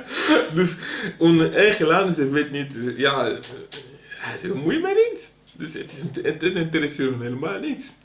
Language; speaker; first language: Dutch; non-native, local second language; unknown